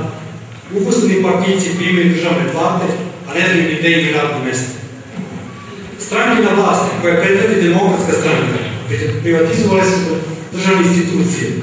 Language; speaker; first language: Serbian; native; Serbian